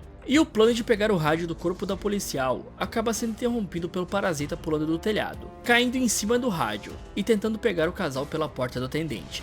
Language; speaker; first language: Portuguese; native; Portuguese